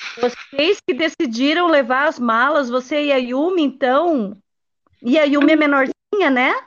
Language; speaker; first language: Portuguese; native; Portuguese